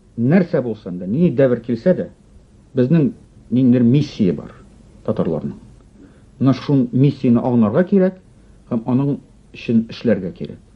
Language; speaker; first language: Tatar; non-native, local second language; Russian